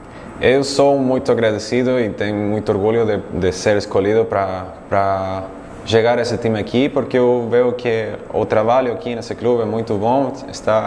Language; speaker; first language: Portuguese; non-native, fluent; Spanish